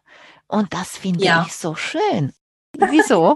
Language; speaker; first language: German; non-native, fluent; Romanian